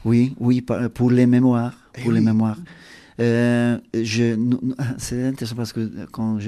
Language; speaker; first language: French; non-native, learner; Hungarian